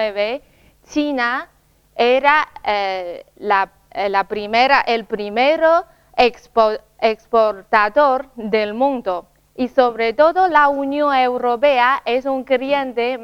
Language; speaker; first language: Spanish; non-native, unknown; Chinese